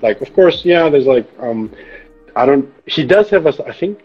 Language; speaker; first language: English; non-native, fluent; Greek